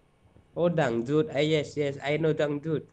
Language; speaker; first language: English; non-native, learner; Indonesian